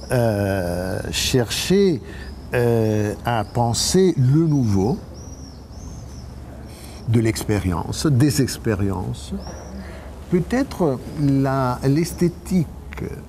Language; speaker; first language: French; non-native, fluent; Italian